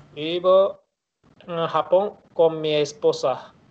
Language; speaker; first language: Spanish; non-native, learner; Japanese